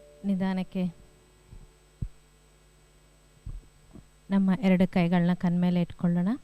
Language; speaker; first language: Kannada; native; Kannada